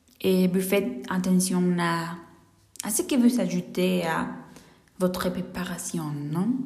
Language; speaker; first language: French; non-native, learner; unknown